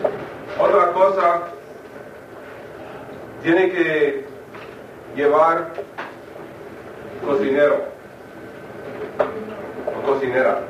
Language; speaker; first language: Spanish; non-native, fluent; English